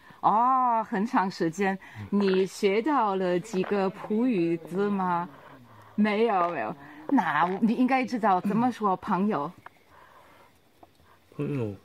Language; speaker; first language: Chinese; non-native, fluent; Portuguese